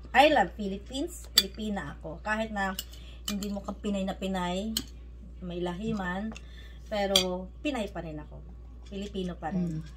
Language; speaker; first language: Filipino; native; Filipino